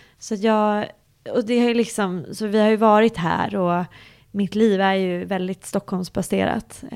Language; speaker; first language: Swedish; early bilingual, other home language; English